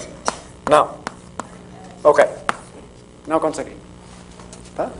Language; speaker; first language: Portuguese; non-native, fluent; English